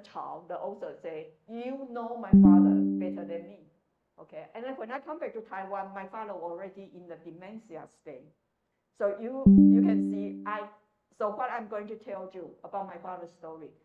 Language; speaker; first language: English; non-native, fluent; Chinese